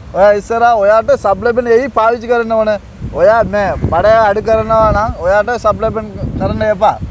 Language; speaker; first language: Sinhala; non-native, local second language; Tamil